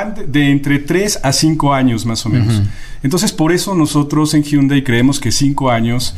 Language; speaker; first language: Spanish; native; Spanish